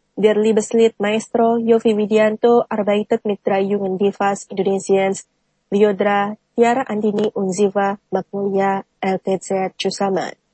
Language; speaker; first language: German; non-native, fluent; Indonesian